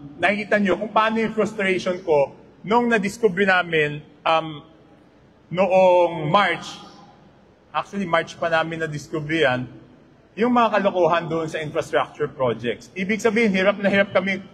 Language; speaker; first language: Filipino; native; Filipino